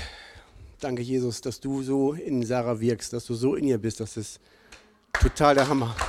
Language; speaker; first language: German; native; German